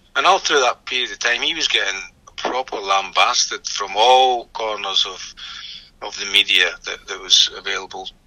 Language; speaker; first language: English; native; English